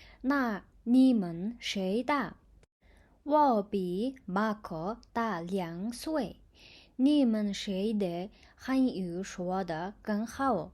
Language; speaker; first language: Chinese; non-native, fluent; Mongolian